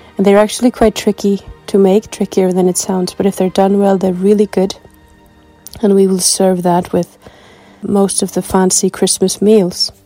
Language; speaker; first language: English; non-native, fluent; Icelandic